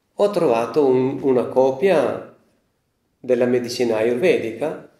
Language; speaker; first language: Italian; non-native, fluent; Malayalam